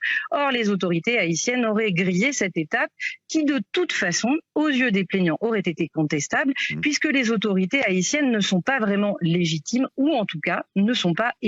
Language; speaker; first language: French; native; French